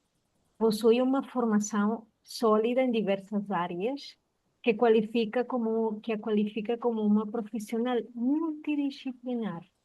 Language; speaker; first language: Portuguese; early bilingual, heritage; Portuguese